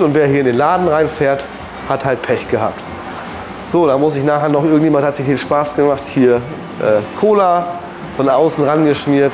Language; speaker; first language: German; native; German